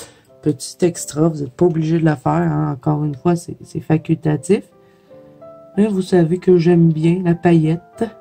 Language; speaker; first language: French; native; French